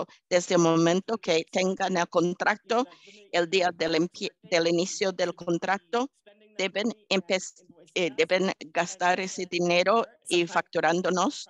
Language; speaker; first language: Spanish; early bilingual, heritage; English